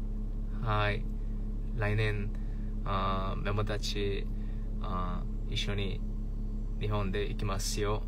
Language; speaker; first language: Japanese; non-native, learner; Korean